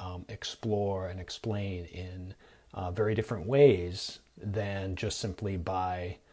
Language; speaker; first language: English; native; English